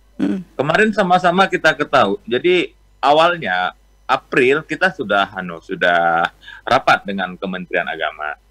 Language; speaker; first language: Indonesian; non-native, local second language; Achinese